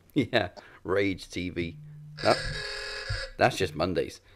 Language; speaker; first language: English; native; English